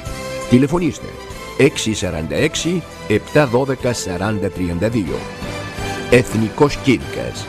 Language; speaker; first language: Greek; native; Greek